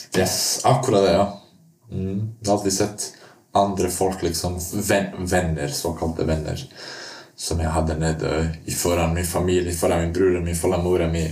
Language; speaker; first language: Norwegian; non-native, fluent; Bosnian